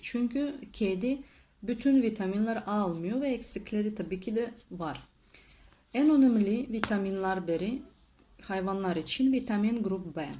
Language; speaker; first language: Turkish; non-native, learner; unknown